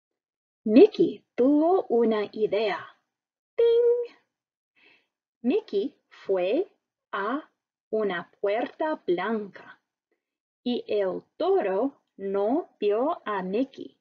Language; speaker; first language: Spanish; non-native, fluent; English